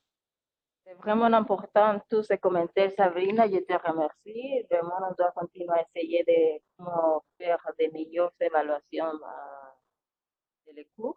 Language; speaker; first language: French; non-native, fluent; Spanish